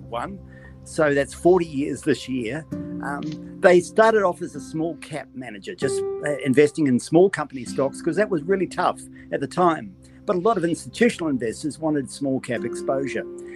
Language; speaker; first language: English; native; English